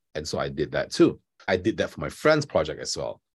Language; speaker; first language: English; non-native, local second language; Chinese